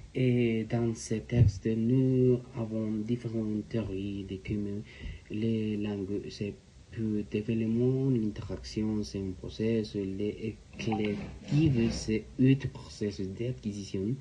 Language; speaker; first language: French; non-native, learner; Spanish